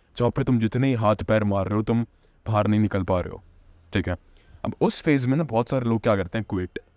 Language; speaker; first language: Hindi; native; Hindi